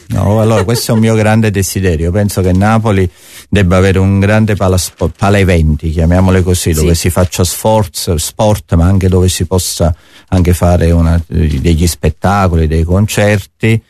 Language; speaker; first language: Italian; native; Italian